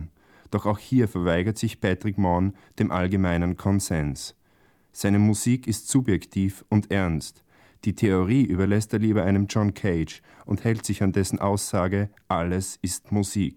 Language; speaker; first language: German; native; German